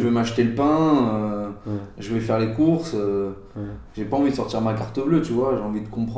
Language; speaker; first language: French; native; French